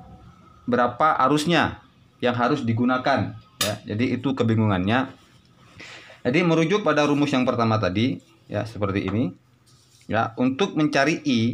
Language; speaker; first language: Indonesian; native; Indonesian